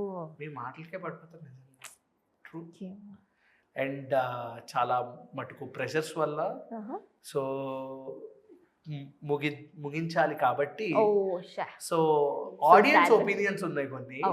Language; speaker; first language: Telugu; native; Telugu